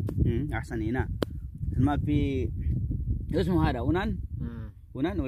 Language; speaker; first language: Arabic; non-native, learner; Indonesian